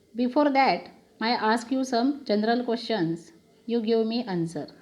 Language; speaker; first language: English; non-native, local second language; Marathi